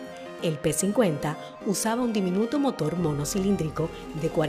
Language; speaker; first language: Spanish; native; Spanish